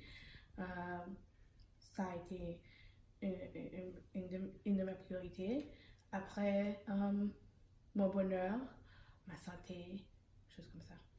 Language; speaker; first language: French; early bilingual, heritage; Haitian Creole